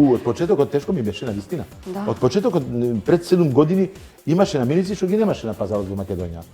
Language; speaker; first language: Macedonian; non-native, fluent; Dutch